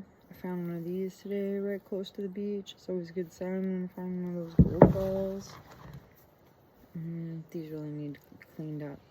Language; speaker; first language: English; native; English